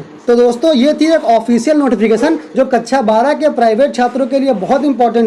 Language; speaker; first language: Hindi; native; Hindi